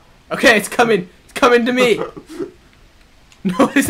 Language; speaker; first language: English; native; English